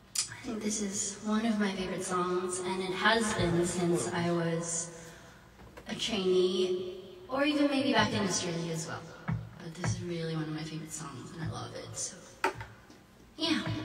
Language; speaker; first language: English; early bilingual, other home language; Korean